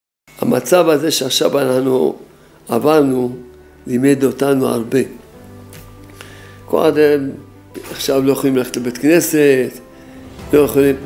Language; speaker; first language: Hebrew; non-native, fluent; French